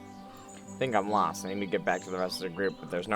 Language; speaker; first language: English; native; English